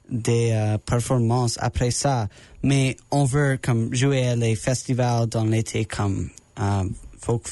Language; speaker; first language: French; non-native, learner; English